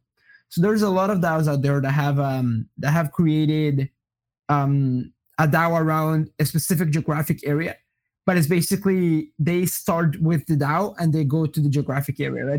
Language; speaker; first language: English; non-native, fluent; Portuguese